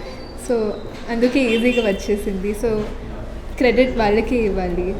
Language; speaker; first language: Telugu; non-native, local second language; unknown